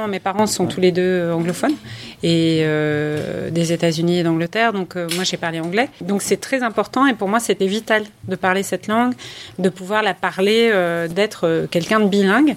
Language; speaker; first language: French; early bilingual, other home language; English